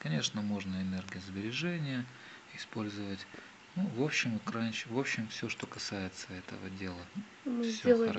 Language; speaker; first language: Russian; native; Russian